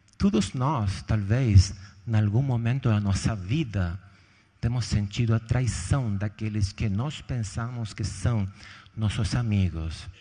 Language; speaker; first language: Portuguese; non-native, fluent; Spanish